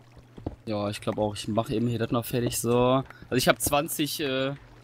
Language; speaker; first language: German; native; German